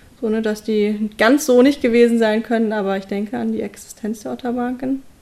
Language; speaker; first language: German; native; German